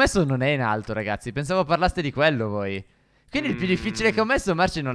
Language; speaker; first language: Italian; native; Italian